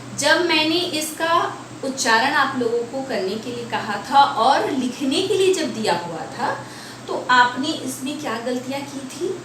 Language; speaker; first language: Hindi; native; Hindi